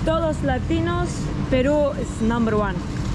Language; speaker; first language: Spanish; non-native, learner; Turkish